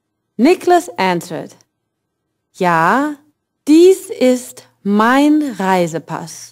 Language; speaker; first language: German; non-native, fluent; English